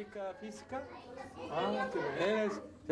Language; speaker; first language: Spanish; non-native, learner; Korean